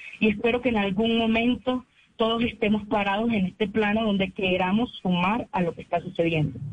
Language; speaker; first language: Spanish; native; Spanish